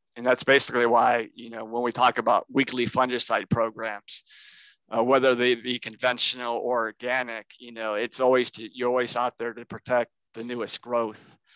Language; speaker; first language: English; native; English